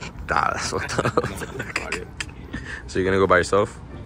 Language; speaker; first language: English; early bilingual, other home language; Spanish